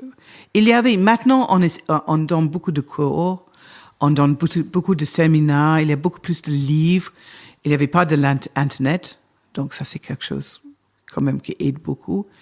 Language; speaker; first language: French; non-native, fluent; English